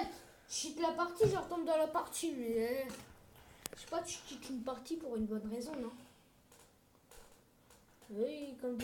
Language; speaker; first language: French; native; French